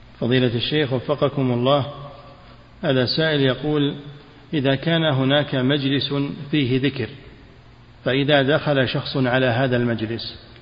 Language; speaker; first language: Arabic; native; Arabic